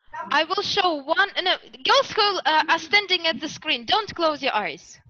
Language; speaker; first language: English; non-native, fluent; Russian